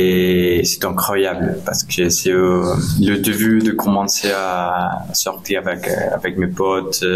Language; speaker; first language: French; non-native, learner; Spanish